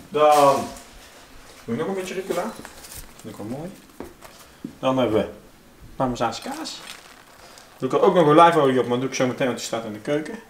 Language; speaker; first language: Dutch; native; Dutch